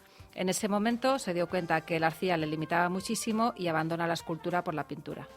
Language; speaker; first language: Spanish; native; Spanish